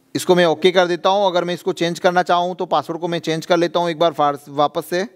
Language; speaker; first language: Hindi; non-native, local second language; Gujarati